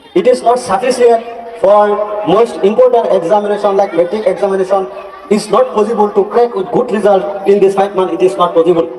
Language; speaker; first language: English; non-native, local second language; Assamese